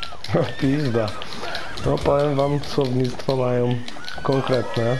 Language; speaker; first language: Polish; native; Polish